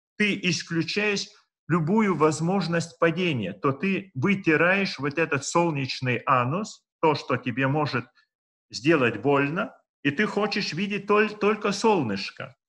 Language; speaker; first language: Russian; non-native, local second language; Lithuanian